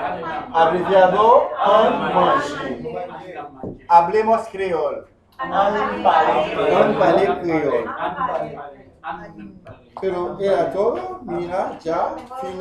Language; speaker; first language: Spanish; non-native, fluent; Haitian Creole